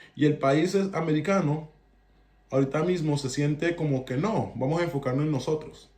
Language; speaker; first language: Spanish; early bilingual, heritage; Spanish